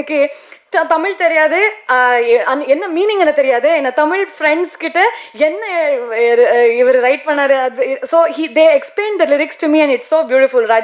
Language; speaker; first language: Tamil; non-native, learner; Kannada